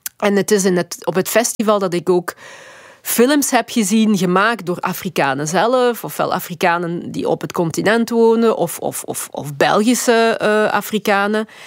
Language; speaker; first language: Dutch; early bilingual, other home language; Lingala